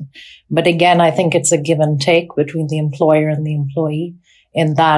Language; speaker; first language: English; non-native, local second language; Urdu